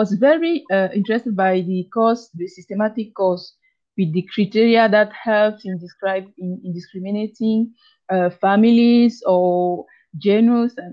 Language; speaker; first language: English; non-native, local second language; French